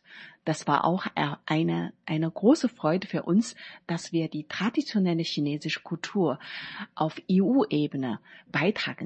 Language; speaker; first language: German; non-native, learner; Chinese